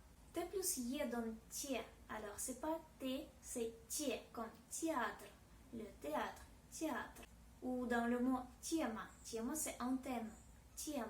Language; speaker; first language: French; non-native, fluent; Russian